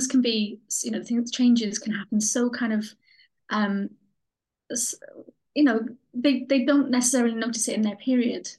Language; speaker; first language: English; native; English